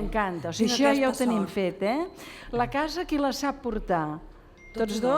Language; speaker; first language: Catalan; native; Catalan